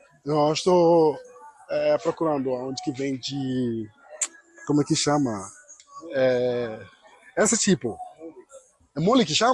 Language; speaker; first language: Portuguese; non-native, learner; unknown